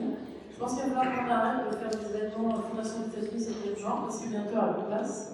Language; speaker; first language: French; native; French